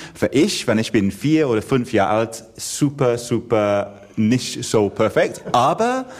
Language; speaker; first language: German; non-native, learner; English